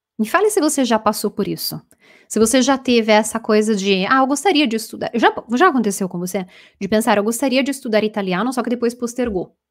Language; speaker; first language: Portuguese; non-native, fluent; Italian